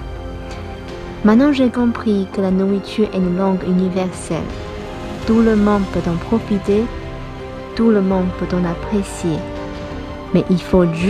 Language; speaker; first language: French; non-native, fluent; Chinese